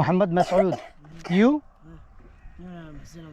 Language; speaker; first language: English; non-native, learner; Bangla